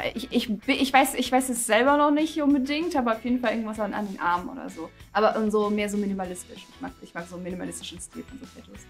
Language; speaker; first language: German; non-native, fluent; Russian